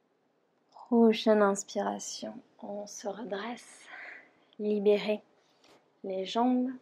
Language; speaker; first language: French; native; French